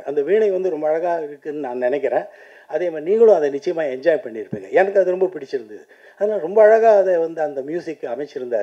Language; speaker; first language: Tamil; native; Tamil